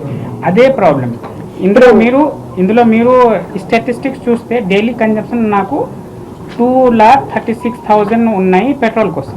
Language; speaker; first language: Telugu; non-native, fluent; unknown